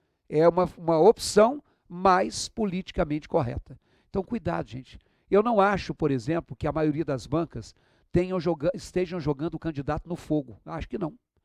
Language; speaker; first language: Portuguese; native; Portuguese